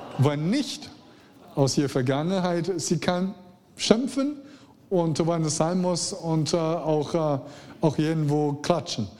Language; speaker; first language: German; non-native, fluent; Chinese